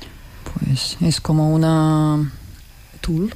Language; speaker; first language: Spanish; non-native, learner; Russian